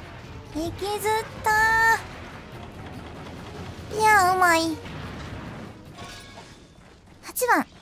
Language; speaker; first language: Japanese; native; Japanese